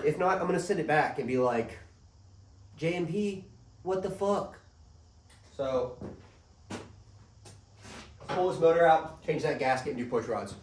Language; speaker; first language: English; native; English